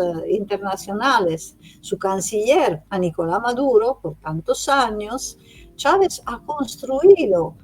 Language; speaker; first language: Spanish; non-native, fluent; Italian